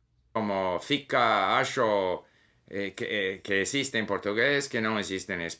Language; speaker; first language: Portuguese; non-native, learner; English